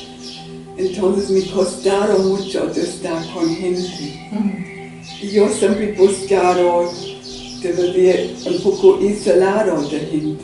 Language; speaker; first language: Spanish; non-native, learner; English